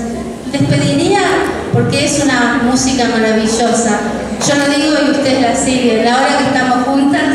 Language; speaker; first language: Spanish; native; Spanish